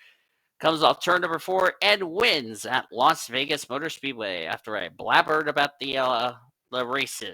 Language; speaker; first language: English; native; English